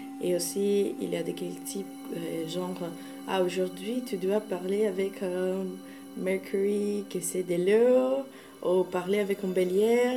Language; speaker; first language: French; non-native, learner; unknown